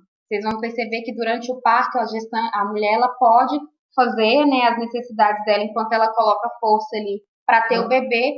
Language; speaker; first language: Portuguese; native; Portuguese